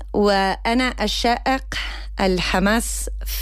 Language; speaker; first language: Arabic; non-native, learner; Spanish